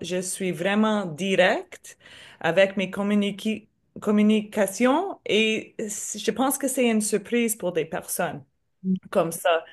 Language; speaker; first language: French; non-native, learner; English